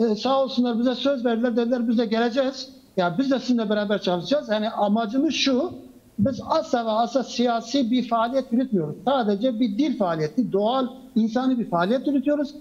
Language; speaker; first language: Turkish; non-native, local second language; Kurdish